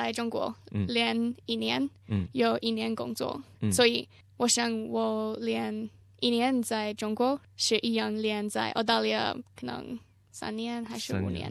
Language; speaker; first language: Chinese; non-native, learner; English